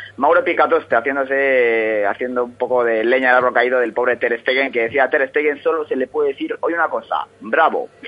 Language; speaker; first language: Spanish; native; Spanish